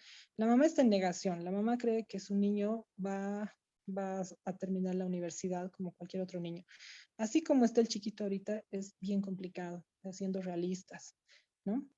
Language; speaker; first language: Spanish; native; Spanish